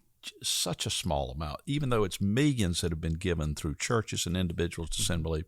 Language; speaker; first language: English; native; English